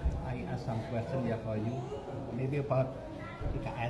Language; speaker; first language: English; non-native, learner; Indonesian